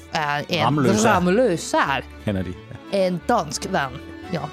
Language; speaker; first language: Swedish; non-native, learner; Danish